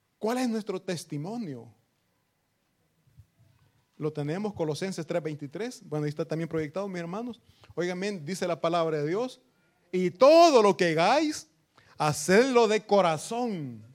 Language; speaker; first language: Spanish; native; Spanish